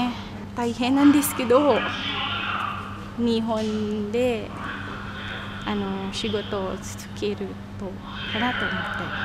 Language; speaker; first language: Japanese; non-native, fluent; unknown